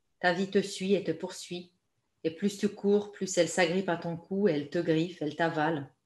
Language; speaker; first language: French; non-native, fluent; Romanian